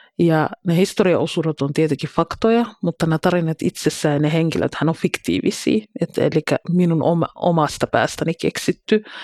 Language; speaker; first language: Finnish; early bilingual, other home language; Somali